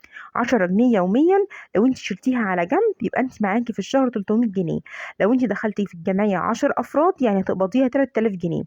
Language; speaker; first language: Arabic; native; Arabic